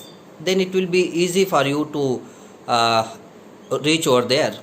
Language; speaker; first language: English; non-native, local second language; Hindi